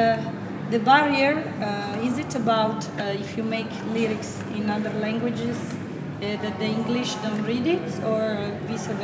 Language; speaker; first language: English; non-native, fluent; Italian